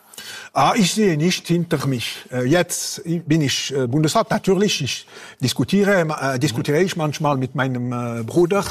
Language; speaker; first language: German; non-native, local second language; French